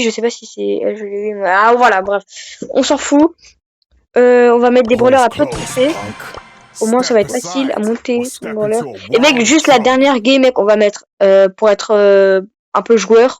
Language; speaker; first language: French; native; French